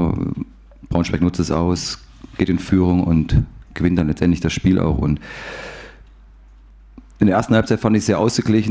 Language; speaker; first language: German; native; German